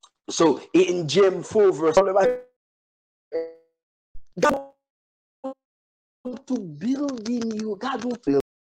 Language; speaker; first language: English; non-native, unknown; Haitian Creole